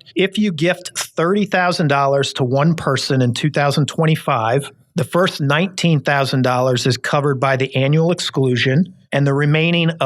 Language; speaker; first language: English; native; English